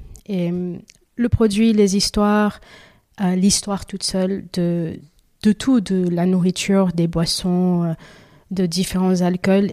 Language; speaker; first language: French; non-native, fluent; Kabuverdianu